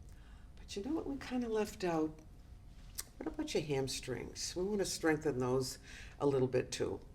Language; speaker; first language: English; native; English